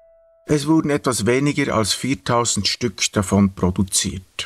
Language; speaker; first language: German; native; German